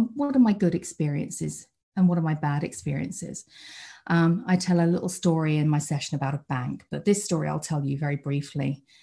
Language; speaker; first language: English; native; English